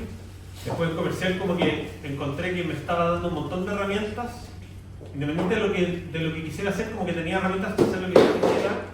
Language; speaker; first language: Spanish; native; Spanish